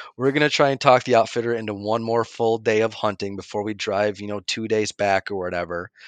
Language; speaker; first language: English; native; English